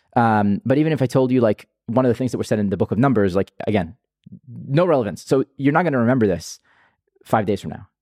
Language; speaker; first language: English; non-native, fluent; Hebrew